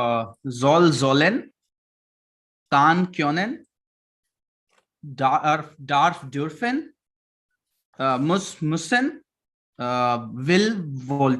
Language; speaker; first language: German; non-native, learner; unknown